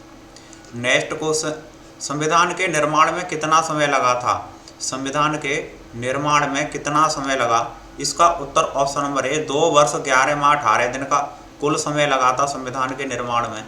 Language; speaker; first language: Hindi; native; Hindi